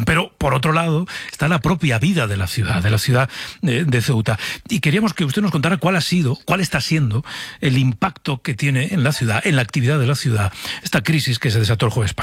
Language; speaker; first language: Spanish; native; Spanish